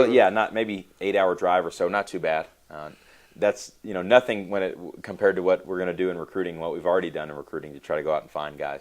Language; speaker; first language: English; native; English